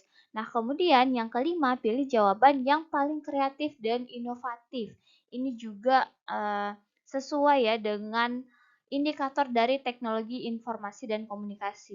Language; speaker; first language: Indonesian; native; Indonesian